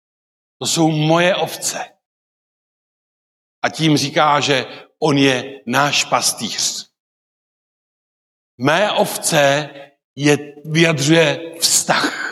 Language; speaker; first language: Czech; non-native, local second language; Polish